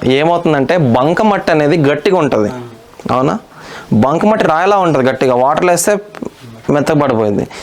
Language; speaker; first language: Telugu; non-native, local second language; Hindi